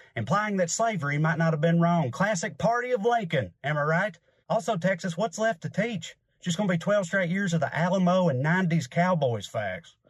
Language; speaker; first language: English; native; English